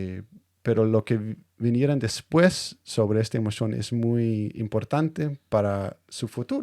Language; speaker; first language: Spanish; non-native, fluent; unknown